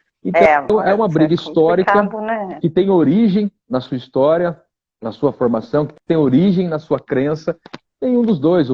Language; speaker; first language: Portuguese; native; Portuguese